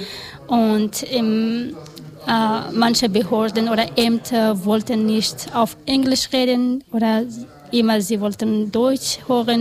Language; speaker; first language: German; non-native, learner; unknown